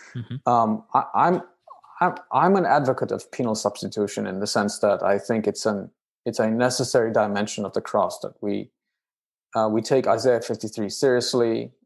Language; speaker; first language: English; non-native, fluent; Romanian